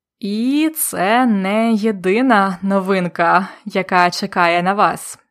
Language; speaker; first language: Ukrainian; native; Ukrainian